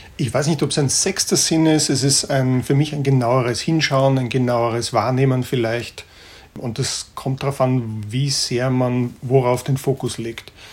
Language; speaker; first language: German; native; German